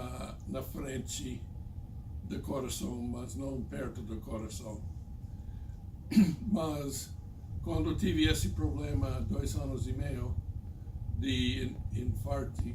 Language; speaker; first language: Portuguese; non-native, fluent; English